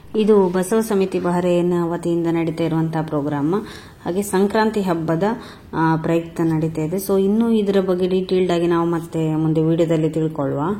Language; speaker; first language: Kannada; native; Kannada